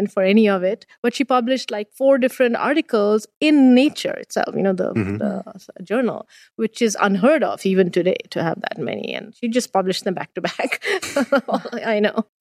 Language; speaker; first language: English; non-native, local second language; Bangla